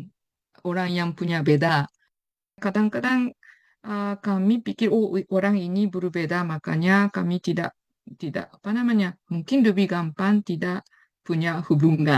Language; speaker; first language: Indonesian; non-native, fluent; Japanese